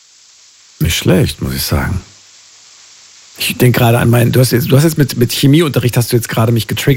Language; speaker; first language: German; native; German